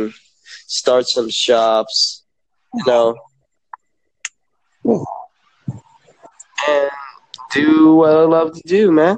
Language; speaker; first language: English; non-native, local second language; Hiligaynon